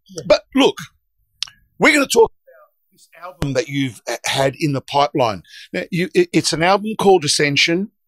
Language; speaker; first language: English; native; English